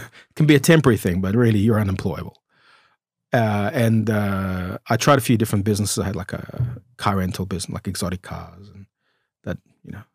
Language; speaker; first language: English; early bilingual, other home language; Romanian